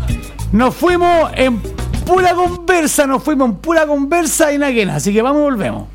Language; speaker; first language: Spanish; native; Spanish